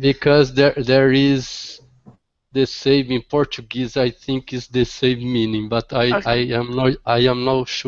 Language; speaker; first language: English; non-native, learner; Portuguese